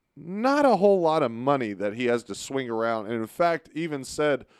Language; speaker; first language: English; native; English